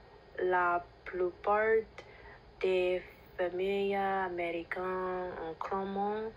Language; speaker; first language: French; non-native, learner; English